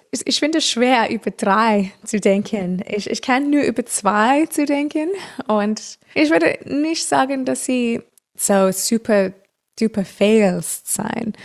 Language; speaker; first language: German; non-native, fluent; English